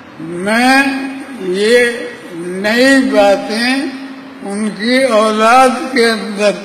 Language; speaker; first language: Urdu; native; Urdu